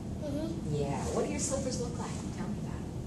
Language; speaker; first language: English; native; English